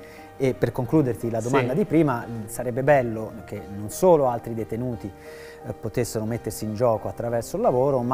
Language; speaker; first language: Italian; native; Italian